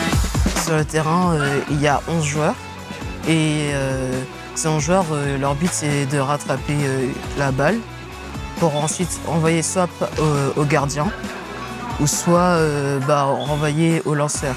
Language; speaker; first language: French; native; French